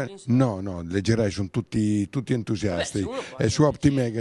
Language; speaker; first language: Italian; native; Italian